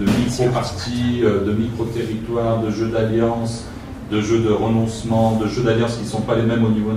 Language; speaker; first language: French; native; French